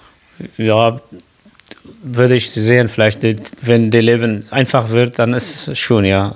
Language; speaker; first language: German; non-native, learner; Arabic